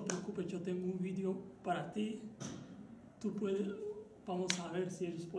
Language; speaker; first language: Spanish; non-native, learner; Arabic